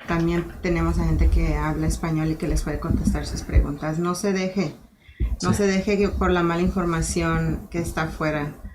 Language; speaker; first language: Spanish; early bilingual, other home language; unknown